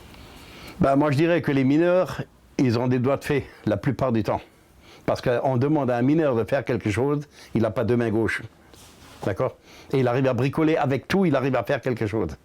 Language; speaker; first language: French; native; French